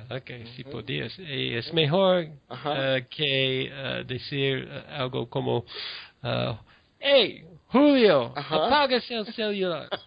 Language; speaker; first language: Spanish; non-native, learner; English